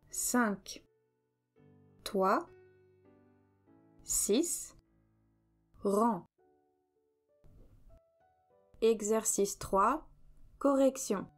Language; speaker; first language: French; native; French